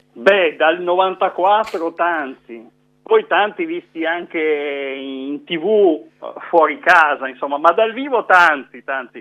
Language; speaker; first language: Italian; native; Italian